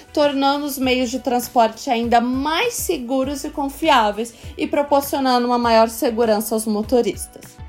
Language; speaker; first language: Portuguese; native; Portuguese